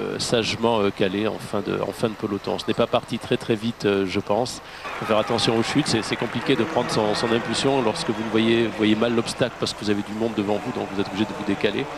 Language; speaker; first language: French; native; French